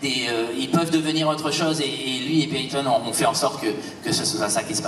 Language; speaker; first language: French; native; French